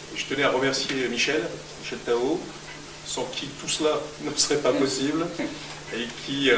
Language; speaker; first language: French; native; French